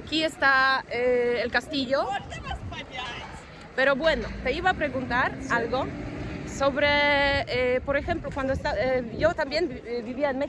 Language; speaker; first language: Spanish; non-native, fluent; Polish